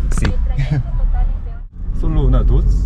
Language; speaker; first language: Spanish; non-native, learner; Korean